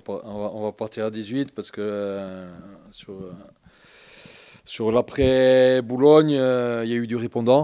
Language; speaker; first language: French; native; French